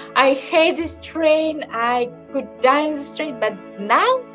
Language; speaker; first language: English; non-native, learner; Russian